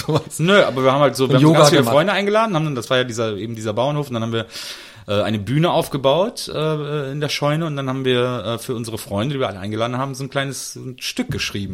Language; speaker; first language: German; native; German